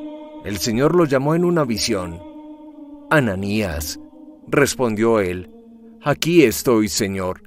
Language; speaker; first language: Spanish; native; Spanish